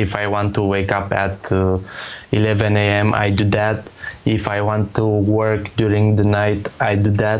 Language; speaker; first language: English; non-native, fluent; Romanian